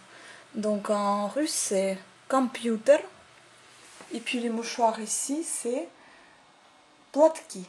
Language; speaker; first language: French; native; French